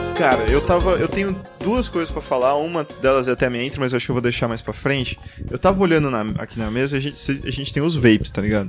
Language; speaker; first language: Portuguese; native; Portuguese